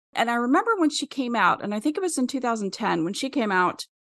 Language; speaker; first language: English; native; English